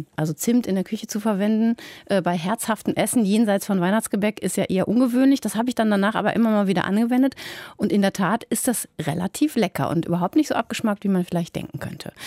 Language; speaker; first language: German; native; German